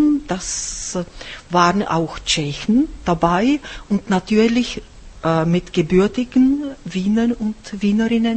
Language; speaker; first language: German; non-native, fluent; Czech